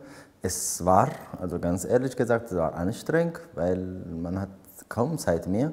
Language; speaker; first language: German; non-native, fluent; Amharic